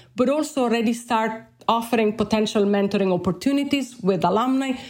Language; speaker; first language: English; non-native, fluent; Italian